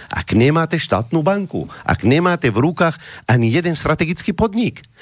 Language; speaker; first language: Slovak; non-native, fluent; Arabic